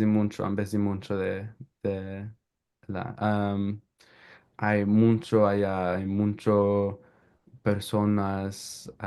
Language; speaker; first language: Spanish; non-native, learner; English